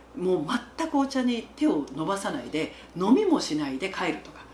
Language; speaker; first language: Japanese; native; Japanese